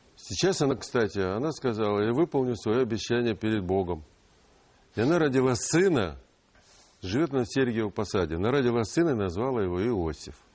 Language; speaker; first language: Russian; non-native, local second language; Ukrainian